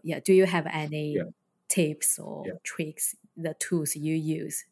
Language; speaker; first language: English; non-native, fluent; Chinese